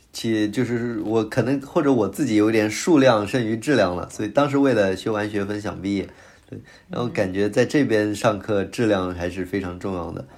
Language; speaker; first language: Chinese; native; Chinese